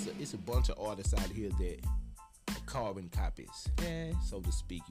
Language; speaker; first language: English; native; English